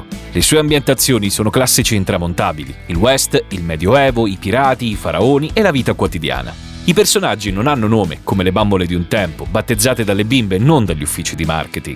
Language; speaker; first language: Italian; native; Italian